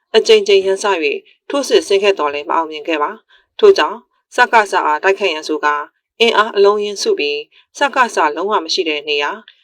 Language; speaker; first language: Burmese; non-native, local second language; Tedim Chin